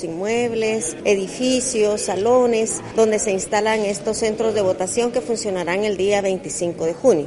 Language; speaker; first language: Spanish; native; Spanish